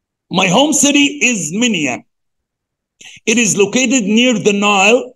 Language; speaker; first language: English; non-native, fluent; Arabic